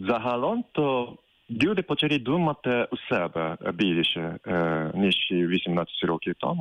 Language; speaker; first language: Ukrainian; non-native, fluent; Japanese